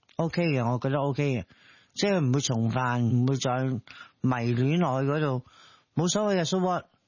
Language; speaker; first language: Cantonese; native; Cantonese